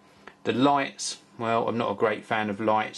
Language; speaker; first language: English; native; English